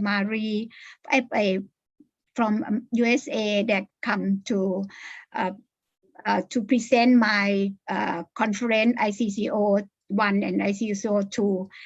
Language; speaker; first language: English; non-native, learner; Thai